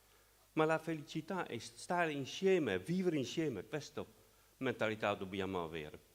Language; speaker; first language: Italian; non-native, fluent; Dutch